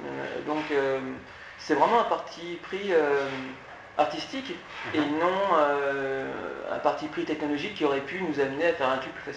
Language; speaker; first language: French; native; French